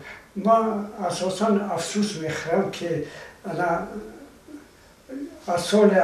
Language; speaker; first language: Persian; non-native, local second language; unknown